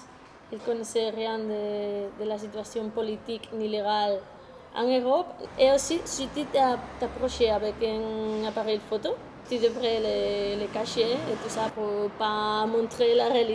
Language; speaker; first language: French; non-native, fluent; Spanish